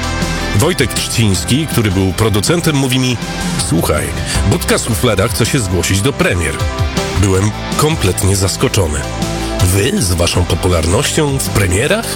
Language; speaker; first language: Polish; native; Polish